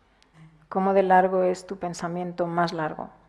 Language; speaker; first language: Spanish; native; Spanish